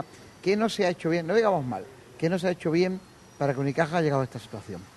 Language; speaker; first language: Spanish; native; Spanish